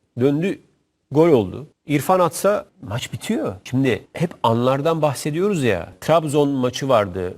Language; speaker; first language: Turkish; native; Turkish